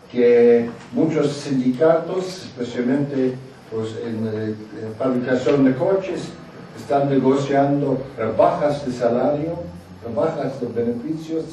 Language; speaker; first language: Spanish; non-native, fluent; English